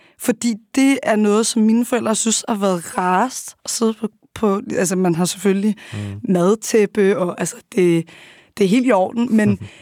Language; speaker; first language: Danish; early bilingual, other home language; Arabic